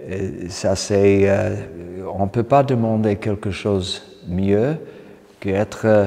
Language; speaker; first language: French; non-native, fluent; English